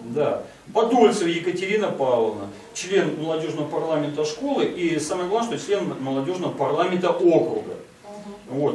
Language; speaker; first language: Russian; native; Russian